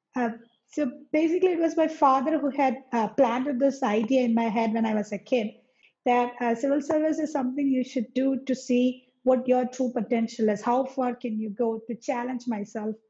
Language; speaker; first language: English; non-native, local second language; Malayalam